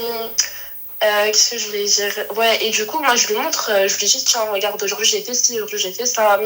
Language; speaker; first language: French; native; French